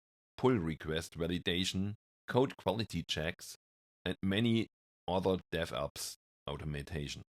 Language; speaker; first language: English; non-native, fluent; German